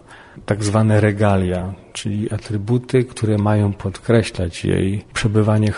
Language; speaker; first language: Polish; native; Polish